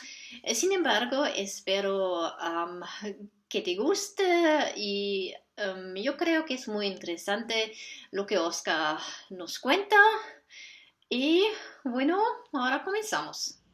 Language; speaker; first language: Spanish; non-native, fluent; Portuguese